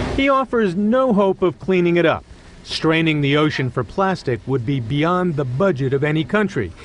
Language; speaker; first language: English; native; English